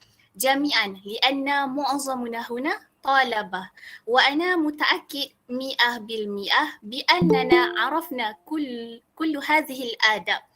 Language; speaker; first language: Arabic; non-native, learner; Malay